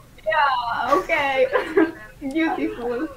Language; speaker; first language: English; non-native, learner; Polish